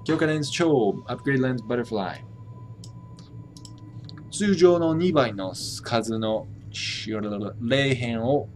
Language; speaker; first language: Japanese; non-native, fluent; English